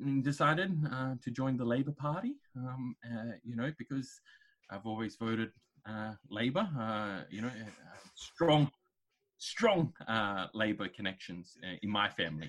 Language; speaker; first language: English; native; English